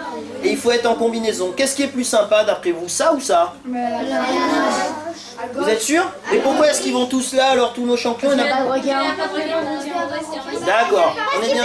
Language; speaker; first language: French; native; French